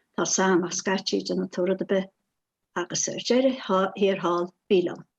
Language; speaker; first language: Irish; native; Irish